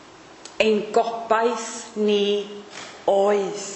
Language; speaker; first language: Welsh; native; Welsh